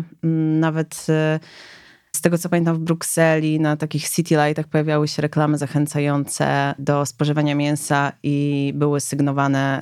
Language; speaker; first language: Polish; native; Polish